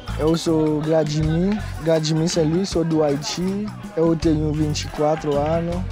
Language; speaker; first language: Portuguese; non-native, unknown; Haitian Creole